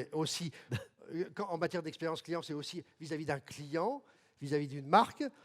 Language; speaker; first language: French; native; French